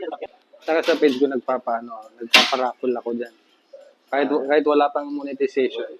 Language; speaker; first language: Filipino; native; Filipino